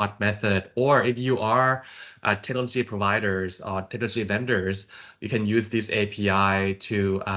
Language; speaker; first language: English; non-native, fluent; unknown